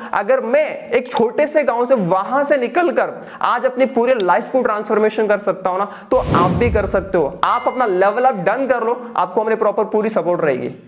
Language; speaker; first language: Hindi; non-native, local second language; Telugu